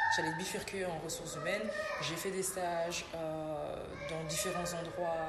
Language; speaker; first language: French; native; French